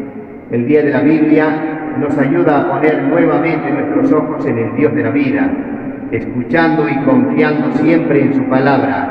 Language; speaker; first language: Spanish; native; Spanish